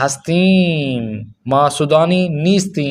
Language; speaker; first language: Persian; non-native, fluent; Urdu